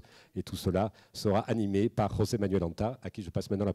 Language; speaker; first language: French; native; French